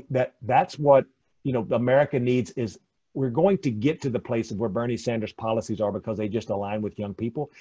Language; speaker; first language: English; native; English